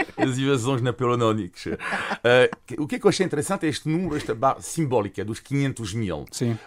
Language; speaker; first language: Portuguese; non-native, fluent; French